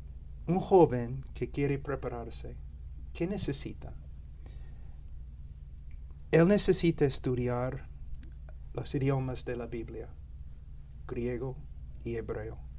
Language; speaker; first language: Spanish; non-native, fluent; English